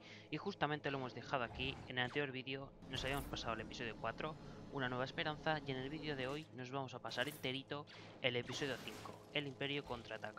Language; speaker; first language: Spanish; native; Spanish